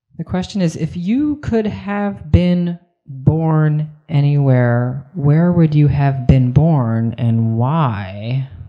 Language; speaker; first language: English; native; English